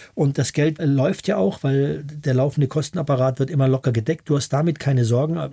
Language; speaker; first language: German; native; German